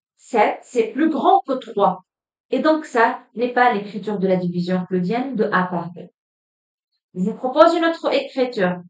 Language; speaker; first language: French; non-native, local second language; Arabic